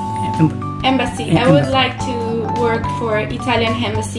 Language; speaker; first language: English; non-native, fluent; Italian